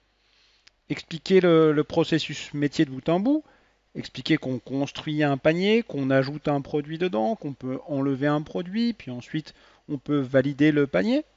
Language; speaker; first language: French; native; French